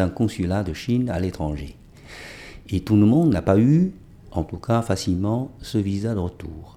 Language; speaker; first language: French; non-native, fluent; Chinese